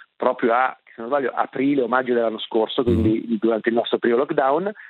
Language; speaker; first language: Italian; native; Italian